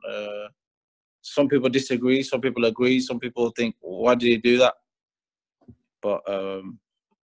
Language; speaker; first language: English; native; English